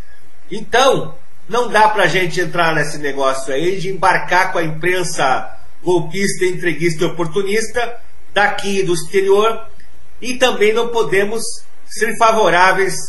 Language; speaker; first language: Portuguese; native; Portuguese